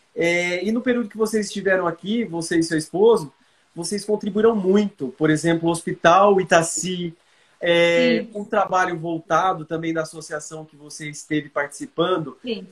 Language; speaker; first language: Portuguese; native; Portuguese